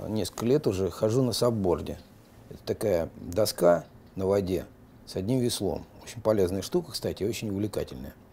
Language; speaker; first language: Russian; native; Russian